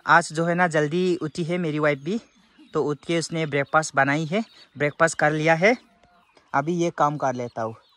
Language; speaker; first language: Hindi; non-native, local second language; Garo